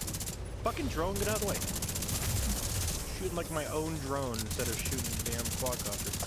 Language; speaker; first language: English; native; English